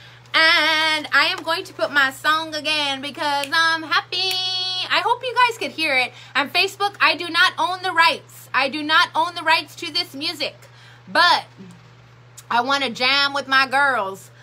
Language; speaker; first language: English; early bilingual, other home language; Spanish